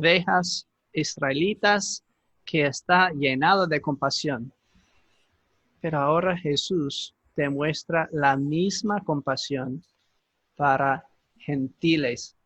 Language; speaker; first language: Spanish; non-native, fluent; English